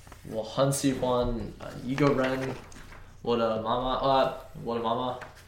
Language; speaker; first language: Chinese; non-native, learner; English